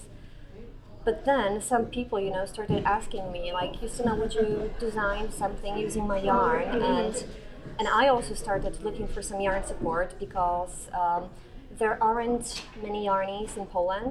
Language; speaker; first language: English; non-native, fluent; Polish